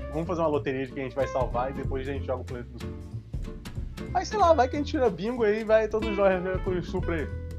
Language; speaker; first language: Portuguese; native; Portuguese